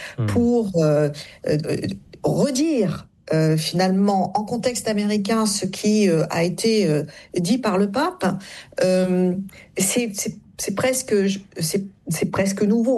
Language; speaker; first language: French; native; French